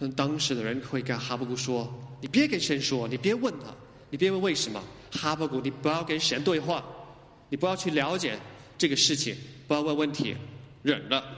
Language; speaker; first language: Chinese; non-native, fluent; English